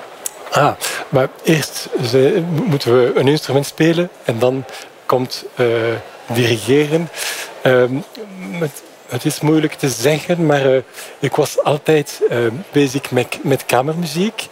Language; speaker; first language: Dutch; non-native, fluent; French